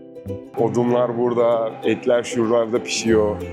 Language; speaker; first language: Turkish; native; Turkish